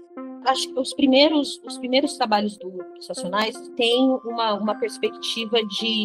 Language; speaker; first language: Portuguese; native; Portuguese